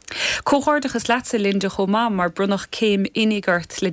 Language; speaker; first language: Irish; native; Irish